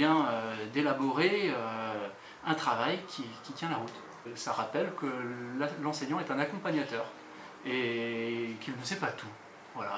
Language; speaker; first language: French; native; French